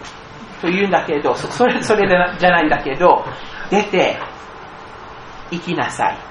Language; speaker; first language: Japanese; non-native, fluent; English